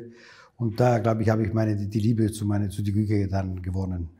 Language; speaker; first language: German; non-native, fluent; Italian